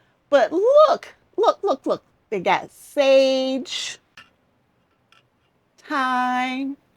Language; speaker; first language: English; native; English